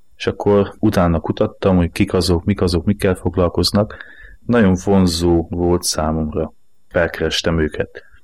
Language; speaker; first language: Hungarian; native; Hungarian